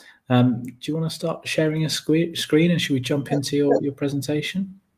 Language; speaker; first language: English; native; English